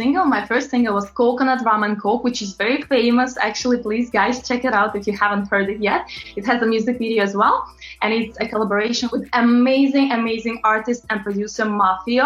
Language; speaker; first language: English; non-native, fluent; Latvian